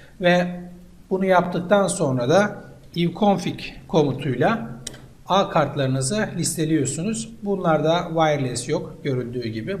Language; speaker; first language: Turkish; native; Turkish